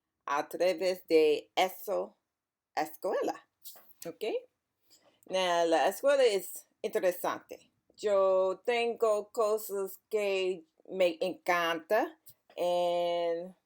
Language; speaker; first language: Spanish; non-native, learner; English